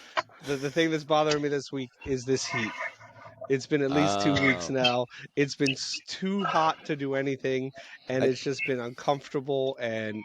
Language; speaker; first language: English; native; English